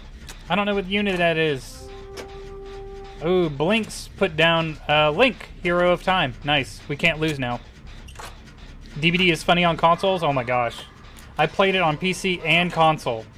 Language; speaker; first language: English; native; English